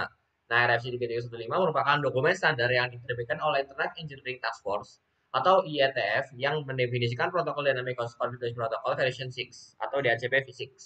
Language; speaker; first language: Indonesian; native; Indonesian